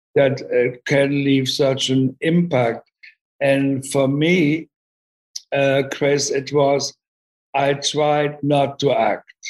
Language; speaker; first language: English; non-native, fluent; German